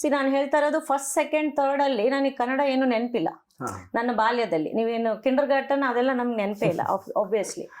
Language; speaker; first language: Kannada; non-native, local second language; Telugu